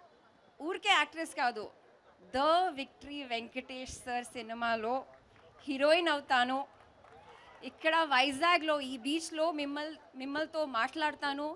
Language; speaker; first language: Telugu; non-native, learner; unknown